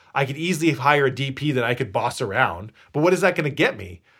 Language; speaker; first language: English; native; English